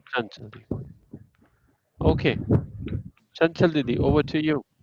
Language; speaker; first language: English; non-native, fluent; Hindi